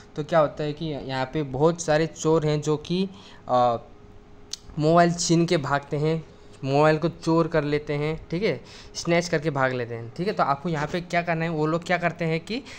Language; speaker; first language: Hindi; native; Hindi